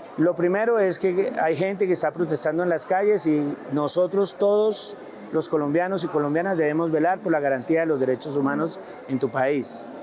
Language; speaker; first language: Spanish; native; Spanish